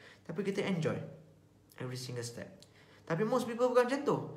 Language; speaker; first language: English; non-native, local second language; Malay